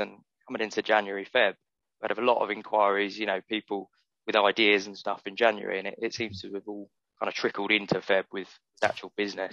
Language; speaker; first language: English; native; English